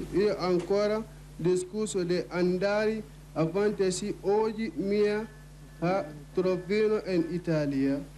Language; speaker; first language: Italian; non-native, learner; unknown